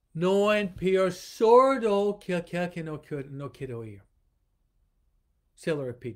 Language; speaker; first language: Spanish; non-native, fluent; English